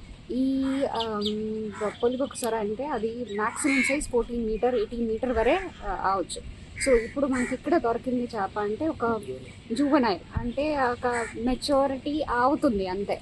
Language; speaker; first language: Telugu; non-native, fluent; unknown